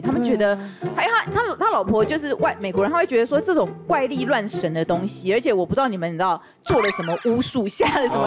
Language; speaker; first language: Chinese; native; Chinese